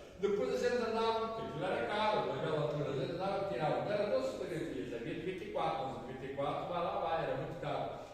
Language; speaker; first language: Portuguese; native; Portuguese